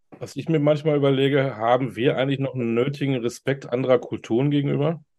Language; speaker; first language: German; native; German